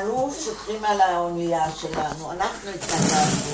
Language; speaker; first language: Hebrew; non-native, fluent; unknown